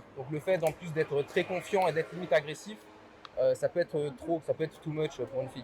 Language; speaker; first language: French; native; French